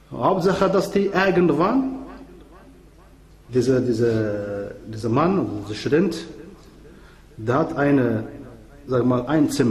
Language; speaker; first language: German; non-native, fluent; Arabic